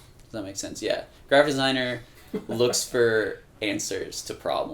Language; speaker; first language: English; native; English